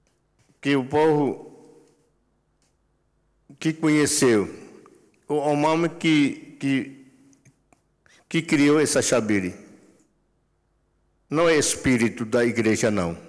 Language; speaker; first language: Portuguese; non-native, local second language; Yanomámi